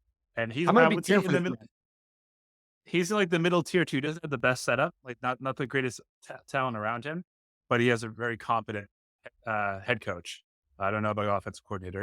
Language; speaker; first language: English; native; English